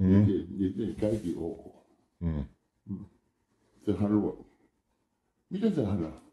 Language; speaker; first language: Finnish; non-native, learner; Thai